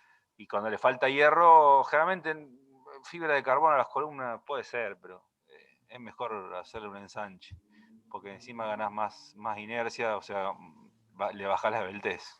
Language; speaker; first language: Spanish; native; Spanish